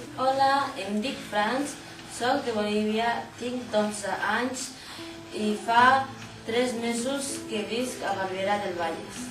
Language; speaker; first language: Catalan; non-native, learner; Spanish